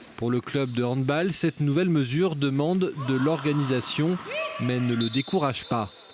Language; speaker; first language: French; native; French